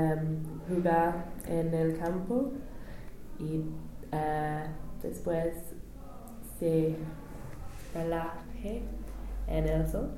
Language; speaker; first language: Spanish; non-native, learner; English